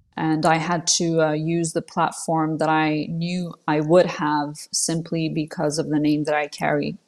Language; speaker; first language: English; non-native, fluent; French